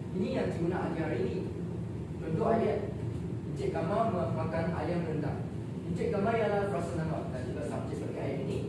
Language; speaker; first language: Malay; non-native, local second language; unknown